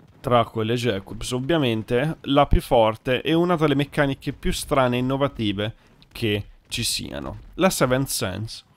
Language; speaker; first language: Italian; native; Italian